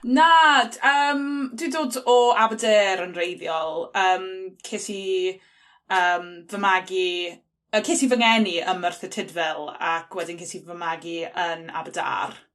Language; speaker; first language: Welsh; non-native, local second language; English